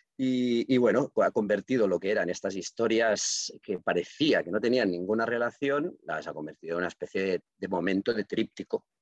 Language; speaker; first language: Spanish; non-native, local second language; Catalan